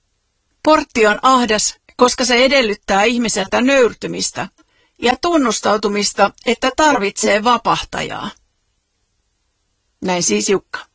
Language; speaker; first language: Finnish; native; Finnish